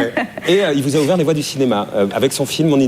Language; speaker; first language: French; native; French